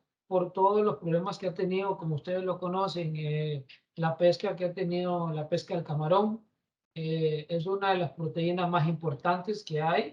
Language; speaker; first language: Spanish; native; Spanish